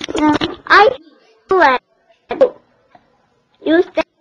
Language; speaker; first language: English; non-native, learner; Korean